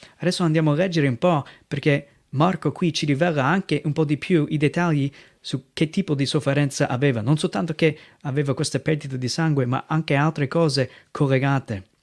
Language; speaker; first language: Italian; non-native, fluent; English